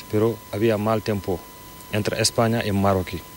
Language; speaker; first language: Spanish; non-native, learner; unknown